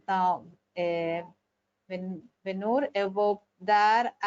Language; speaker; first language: Portuguese; non-native, fluent; Spanish